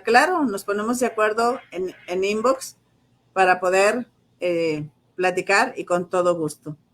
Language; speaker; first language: Spanish; native; Spanish